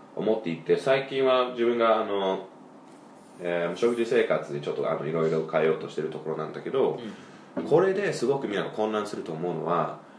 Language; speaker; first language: Japanese; non-native, fluent; English